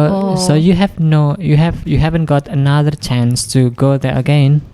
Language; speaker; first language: English; non-native, fluent; Indonesian